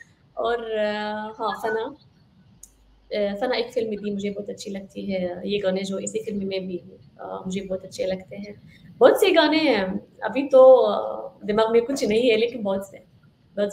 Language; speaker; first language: Hindi; non-native, fluent; Arabic